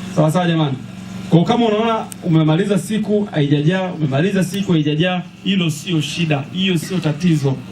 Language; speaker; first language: Swahili; native; Swahili